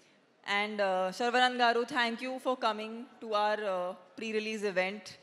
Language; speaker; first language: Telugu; non-native, fluent; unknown